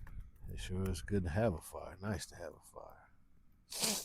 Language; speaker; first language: English; native; English